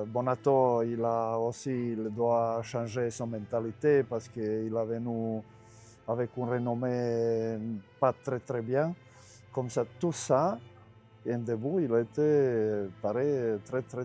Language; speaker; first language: French; non-native, learner; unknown